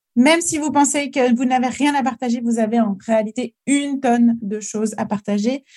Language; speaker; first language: French; native; French